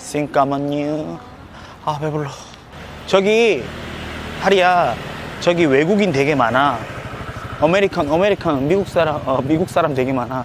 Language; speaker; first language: Korean; native; Korean